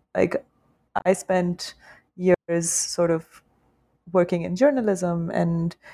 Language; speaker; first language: English; non-native, local second language; Urdu